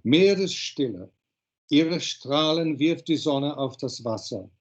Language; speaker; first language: German; non-native, fluent; English